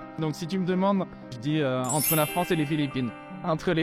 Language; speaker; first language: French; native; French